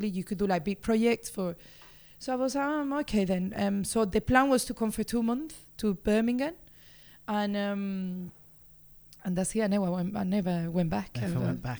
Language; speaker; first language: English; non-native, fluent; Spanish